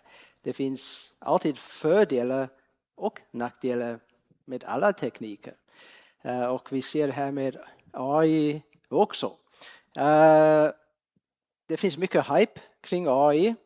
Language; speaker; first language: Swedish; non-native, fluent; English